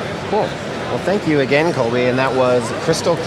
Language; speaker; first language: English; native; English